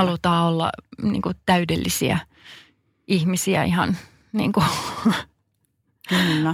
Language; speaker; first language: Finnish; native; Finnish